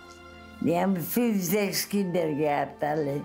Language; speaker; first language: German; non-native, fluent; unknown